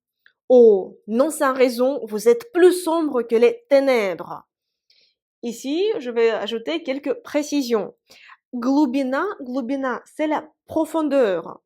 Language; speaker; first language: French; non-native, fluent; Russian